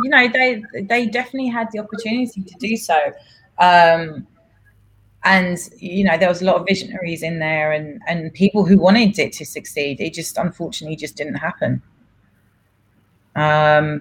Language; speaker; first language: English; non-native, local second language; Greek